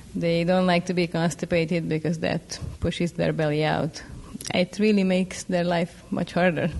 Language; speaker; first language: English; non-native, fluent; Hungarian